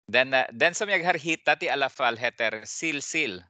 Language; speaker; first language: Swedish; non-native, fluent; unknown